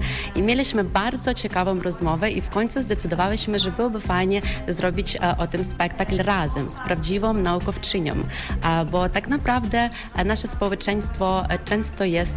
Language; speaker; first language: Polish; non-native, fluent; Ukrainian